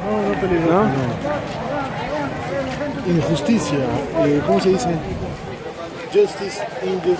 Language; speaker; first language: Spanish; native; Spanish